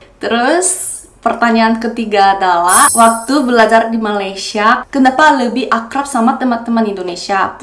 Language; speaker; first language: Indonesian; non-native, fluent; Korean